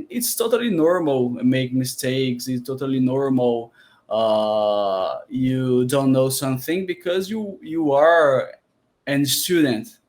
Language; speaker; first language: English; non-native, learner; Portuguese